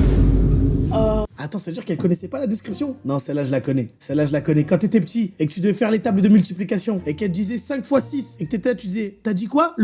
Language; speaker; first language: French; native; French